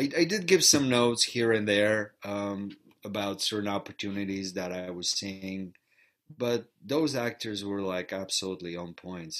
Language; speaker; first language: English; non-native, fluent; Bulgarian